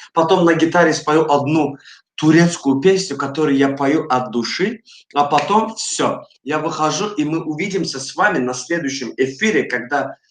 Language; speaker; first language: Russian; non-native, fluent; Azerbaijani